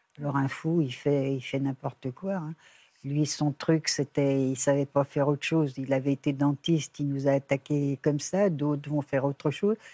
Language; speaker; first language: French; native; French